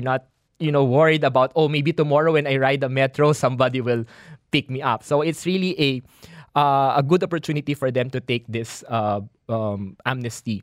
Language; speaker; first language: English; non-native, local second language; Filipino